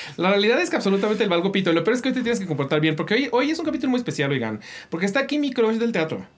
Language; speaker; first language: Spanish; native; Spanish